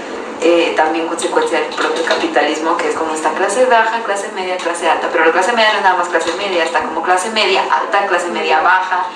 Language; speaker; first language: Spanish; native; Spanish